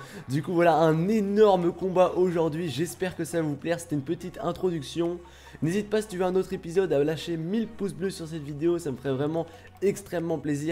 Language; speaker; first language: French; native; French